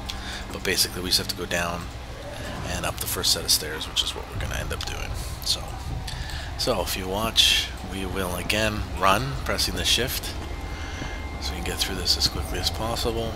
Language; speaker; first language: English; native; English